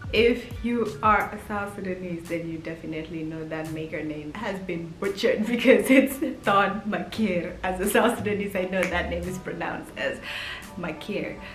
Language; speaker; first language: English; early bilingual, heritage; English